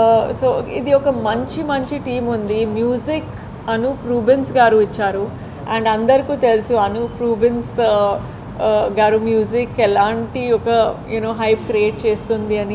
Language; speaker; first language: Telugu; non-native, fluent; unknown